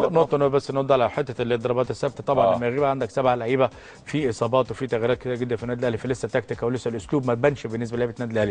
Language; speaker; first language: Arabic; native; Arabic